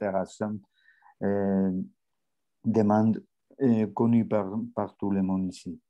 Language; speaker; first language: French; non-native, learner; Spanish